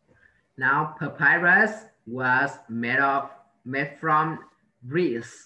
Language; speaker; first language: English; non-native, learner; Vietnamese